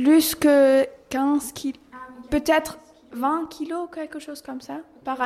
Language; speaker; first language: French; non-native, learner; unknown